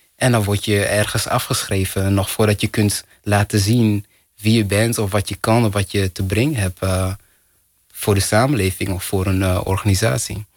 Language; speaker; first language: Dutch; non-native, fluent; Kinyarwanda